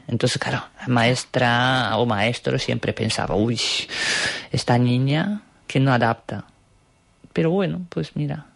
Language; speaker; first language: Spanish; non-native, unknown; Japanese